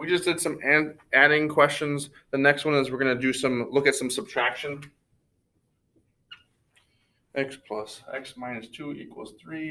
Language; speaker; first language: English; native; English